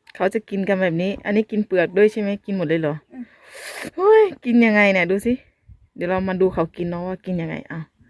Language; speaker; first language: Thai; non-native, local second language; Akha